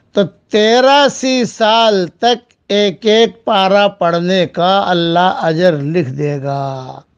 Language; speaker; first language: Urdu; non-native, local second language; Gujarati